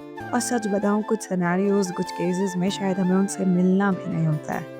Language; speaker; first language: Hindi; native; Hindi